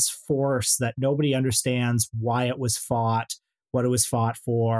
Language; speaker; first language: English; native; English